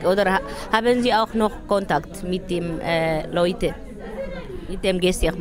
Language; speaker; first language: German; non-native, learner; Tigrinya